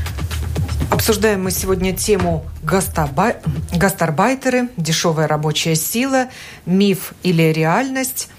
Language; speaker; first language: Russian; native; Russian